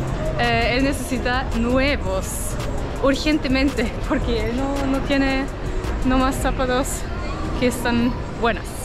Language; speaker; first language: Spanish; non-native, learner; German